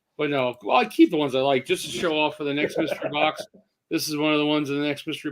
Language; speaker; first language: English; native; English